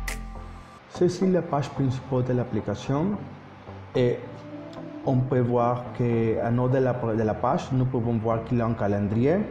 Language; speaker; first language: French; non-native, learner; Spanish